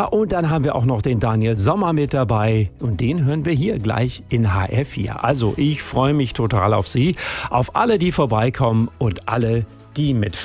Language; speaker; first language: German; native; German